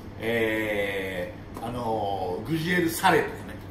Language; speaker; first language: Japanese; native; Japanese